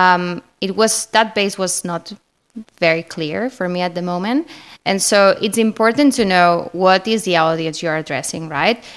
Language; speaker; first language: English; non-native, fluent; Spanish